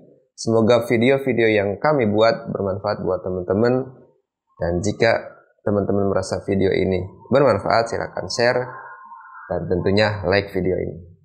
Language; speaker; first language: Indonesian; native; Indonesian